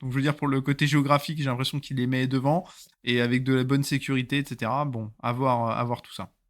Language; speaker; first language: French; native; French